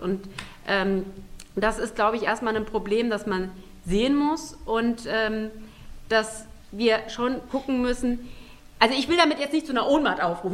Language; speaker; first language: German; native; German